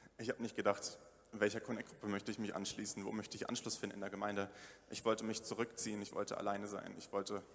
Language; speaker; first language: German; native; German